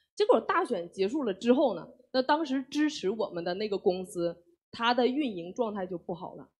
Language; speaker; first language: Chinese; native; Chinese